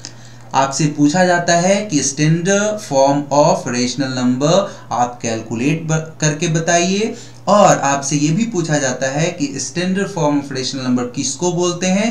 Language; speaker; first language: Hindi; native; Hindi